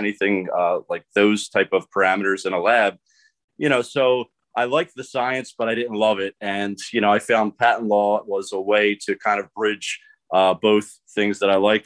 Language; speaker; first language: English; native; English